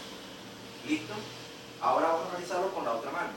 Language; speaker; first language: Spanish; native; Spanish